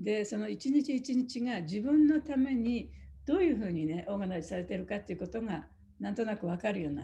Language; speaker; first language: Japanese; native; Japanese